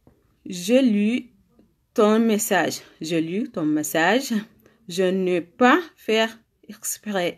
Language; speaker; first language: French; non-native, learner; Arabic